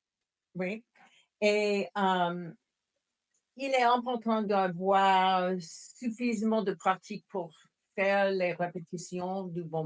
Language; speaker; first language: French; non-native, fluent; English